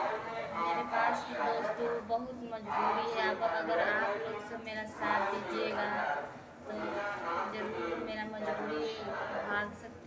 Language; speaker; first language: Hindi; non-native, local second language; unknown